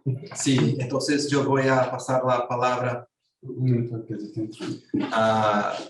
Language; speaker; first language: Spanish; non-native, fluent; Portuguese